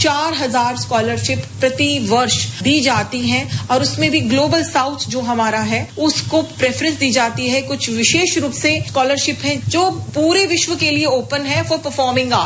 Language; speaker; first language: Hindi; native; Hindi